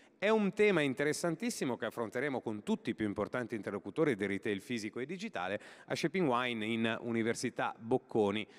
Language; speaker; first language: Italian; native; Italian